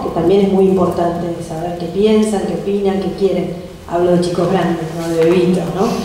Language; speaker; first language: Spanish; native; Spanish